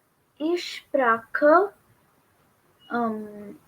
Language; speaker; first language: German; non-native, learner; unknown